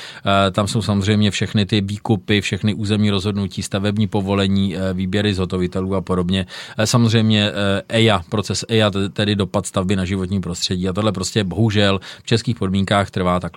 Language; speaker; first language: Czech; native; Czech